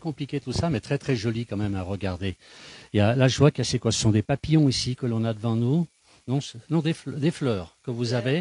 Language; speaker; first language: French; native; French